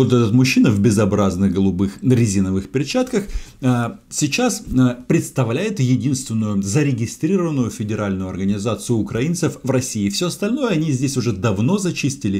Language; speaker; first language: Russian; native; Russian